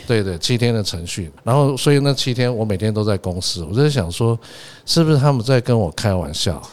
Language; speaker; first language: Chinese; native; Chinese